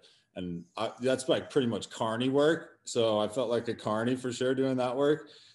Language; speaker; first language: English; native; English